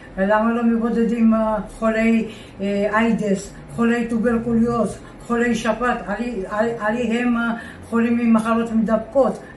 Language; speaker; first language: Hebrew; non-native, fluent; Georgian